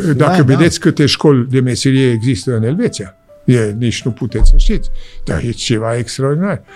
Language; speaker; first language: Romanian; early bilingual, heritage; Romanian